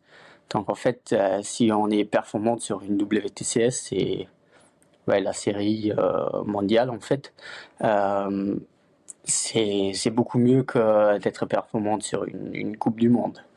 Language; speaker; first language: French; non-native, fluent; Luxembourgish